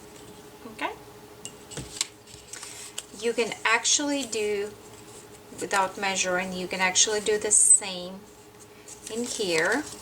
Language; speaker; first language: English; non-native, fluent; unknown